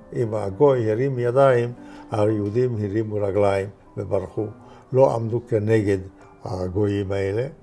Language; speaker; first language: Hebrew; non-native, fluent; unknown